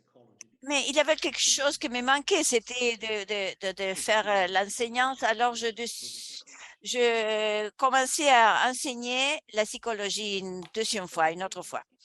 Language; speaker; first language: French; non-native, fluent; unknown